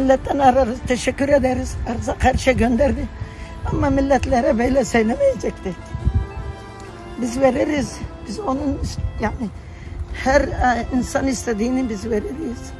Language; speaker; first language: Turkish; non-native, local second language; Arabic